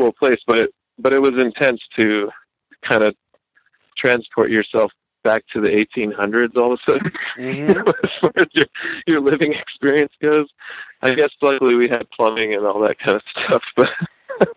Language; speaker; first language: English; native; English